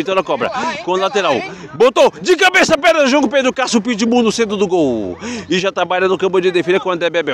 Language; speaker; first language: Portuguese; native; Portuguese